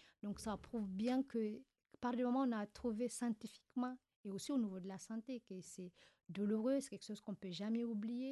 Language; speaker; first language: French; non-native, local second language; Fula